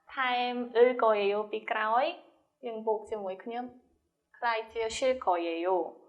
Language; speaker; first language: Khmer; non-native, fluent; Korean